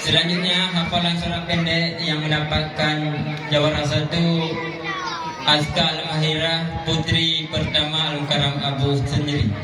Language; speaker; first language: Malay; non-native, local second language; Achinese